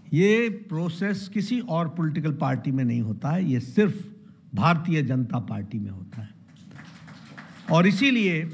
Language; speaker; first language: Hindi; native; Hindi